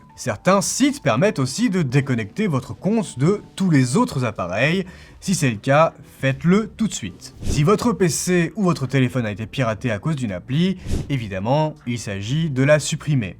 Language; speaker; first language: French; native; French